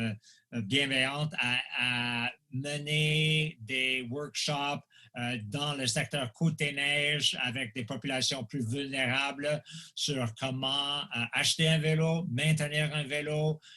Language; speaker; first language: French; non-native, local second language; English